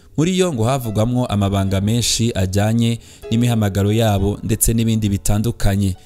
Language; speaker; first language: Kinyarwanda; native; Kinyarwanda